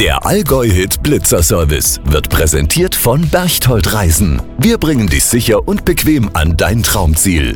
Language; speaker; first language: German; native; German